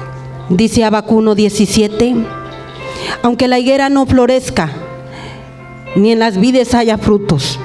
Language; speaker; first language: Spanish; native; Spanish